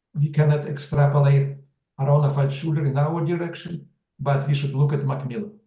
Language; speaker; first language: English; non-native, fluent; Russian